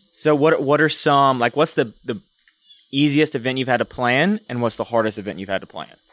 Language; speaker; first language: English; native; English